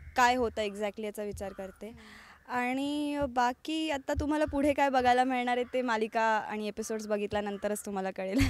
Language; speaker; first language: Marathi; native; Marathi